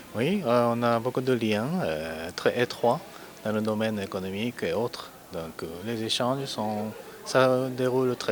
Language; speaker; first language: French; non-native, fluent; Japanese